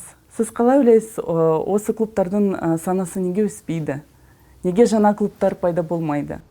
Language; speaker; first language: Kazakh; non-native, learner; Russian